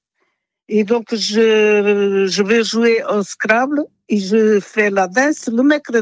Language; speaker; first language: French; non-native, fluent; Portuguese